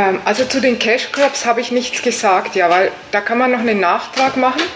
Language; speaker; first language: German; native; German